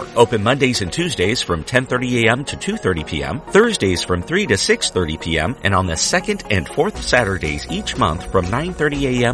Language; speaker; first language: English; native; English